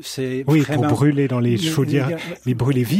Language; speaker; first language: French; native; French